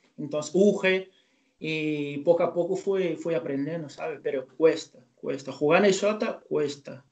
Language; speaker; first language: Spanish; non-native, fluent; Portuguese